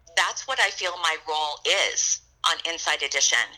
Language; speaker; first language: English; native; English